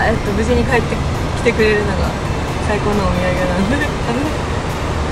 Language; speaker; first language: Japanese; native; Japanese